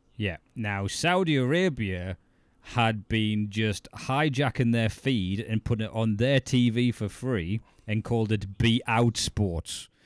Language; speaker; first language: English; native; English